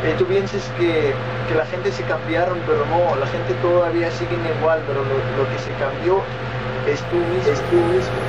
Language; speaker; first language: Spanish; non-native, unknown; Arabic